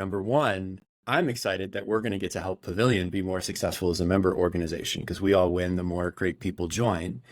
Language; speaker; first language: English; native; English